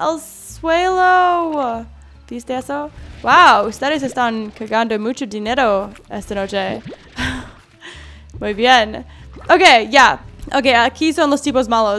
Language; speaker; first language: Spanish; non-native, learner; English